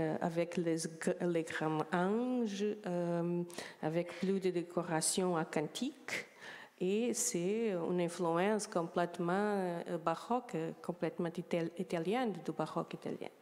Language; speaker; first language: French; non-native, learner; Portuguese